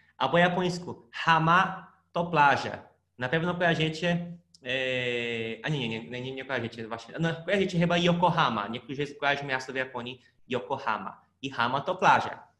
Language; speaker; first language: Polish; non-native, fluent; Portuguese